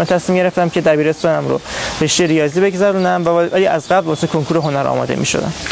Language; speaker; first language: Persian; non-native, local second language; Azerbaijani